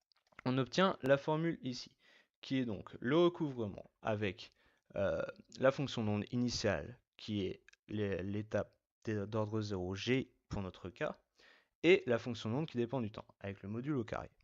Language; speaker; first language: French; native; French